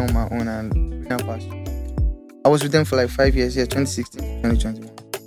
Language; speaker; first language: English; non-native, local second language; Yoruba